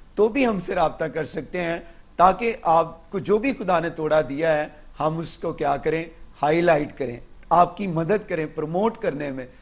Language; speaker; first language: Urdu; non-native, local second language; Punjabi